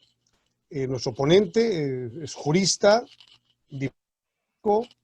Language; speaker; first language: Spanish; native; Spanish